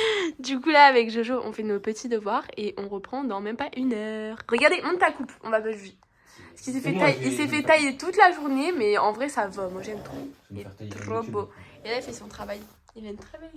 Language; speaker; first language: French; native; French